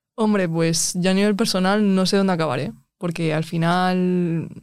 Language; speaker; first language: Spanish; native; Spanish